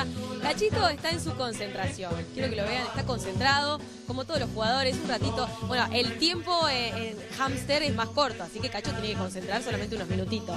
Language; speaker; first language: Spanish; native; Spanish